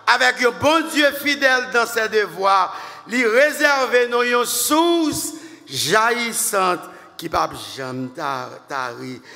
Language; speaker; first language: French; non-native, local second language; Haitian Creole